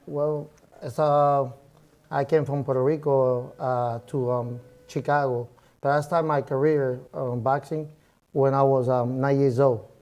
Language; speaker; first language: English; early bilingual, other home language; Spanish